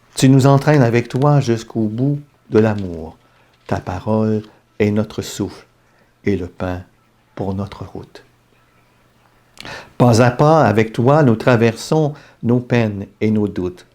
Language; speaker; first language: French; native; French